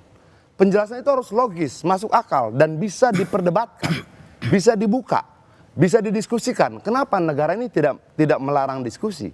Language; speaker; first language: Indonesian; native; Indonesian